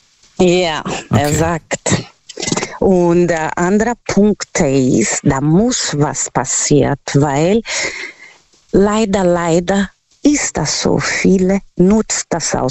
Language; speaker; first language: German; non-native, fluent; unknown